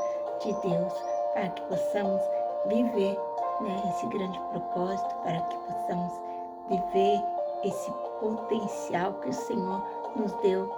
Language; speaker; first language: Portuguese; native; Portuguese